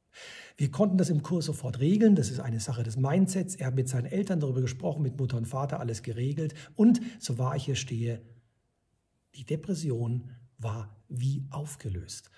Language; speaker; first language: German; native; German